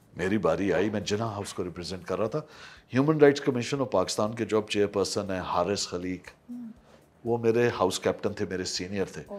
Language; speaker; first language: Urdu; native; Urdu